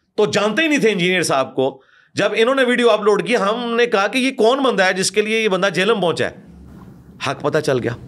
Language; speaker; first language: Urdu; non-native, local second language; Punjabi